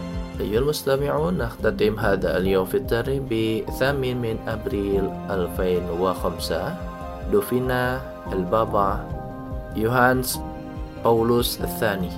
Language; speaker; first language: Arabic; non-native, fluent; Indonesian